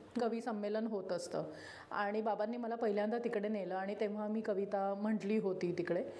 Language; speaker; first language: Marathi; native; Marathi